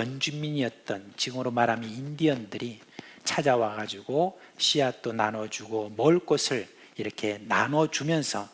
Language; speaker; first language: Korean; native; Korean